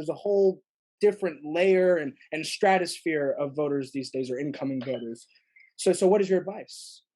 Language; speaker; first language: English; native; English